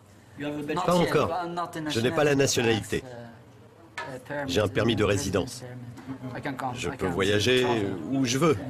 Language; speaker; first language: French; non-native, fluent; Persian